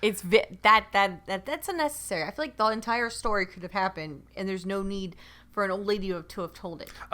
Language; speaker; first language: English; native; English